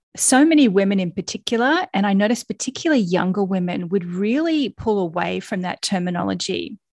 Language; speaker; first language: English; native; English